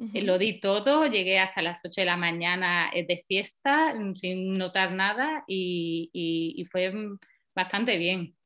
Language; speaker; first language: Spanish; native; Spanish